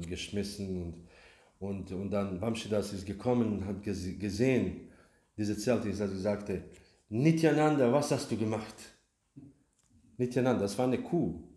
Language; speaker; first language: German; non-native, learner; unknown